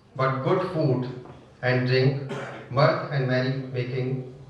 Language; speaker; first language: English; non-native, local second language; Hindi